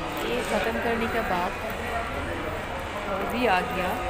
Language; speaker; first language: Hindi; non-native, local second language; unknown